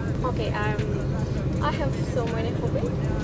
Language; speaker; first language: English; non-native, learner; Russian